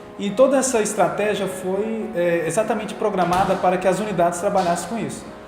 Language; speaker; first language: Portuguese; native; Portuguese